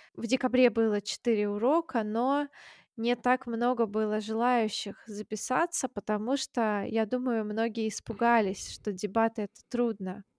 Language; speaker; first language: Russian; native; Russian